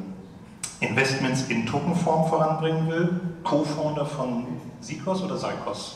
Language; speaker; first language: German; native; German